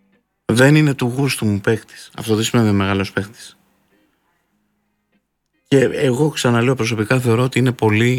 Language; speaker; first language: Greek; native; Greek